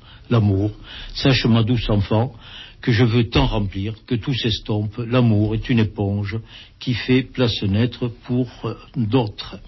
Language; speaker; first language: French; native; French